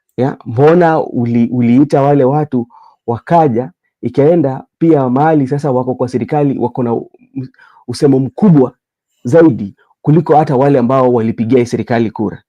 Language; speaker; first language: Swahili; non-native, local second language; Luo (Kenya and Tanzania)